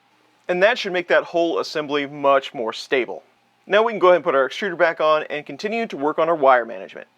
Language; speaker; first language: English; native; English